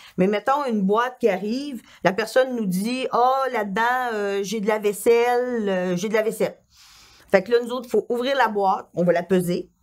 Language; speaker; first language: French; native; French